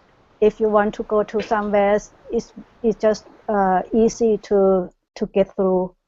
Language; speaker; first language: English; non-native, learner; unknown